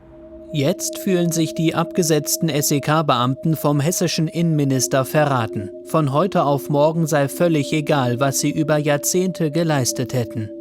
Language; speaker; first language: German; native; German